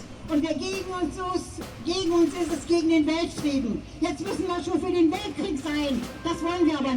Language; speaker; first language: German; native; German